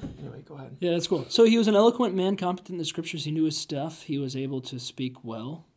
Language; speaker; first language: English; native; English